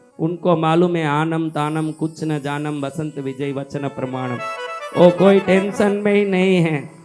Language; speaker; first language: Hindi; native; Hindi